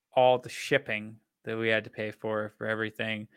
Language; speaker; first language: English; native; English